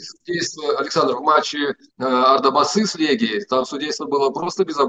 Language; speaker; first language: Russian; native; Russian